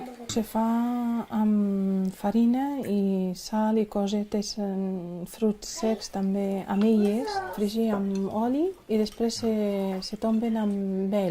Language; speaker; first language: Catalan; non-native, fluent; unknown